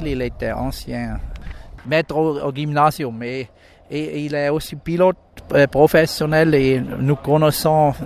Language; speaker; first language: French; non-native, local second language; German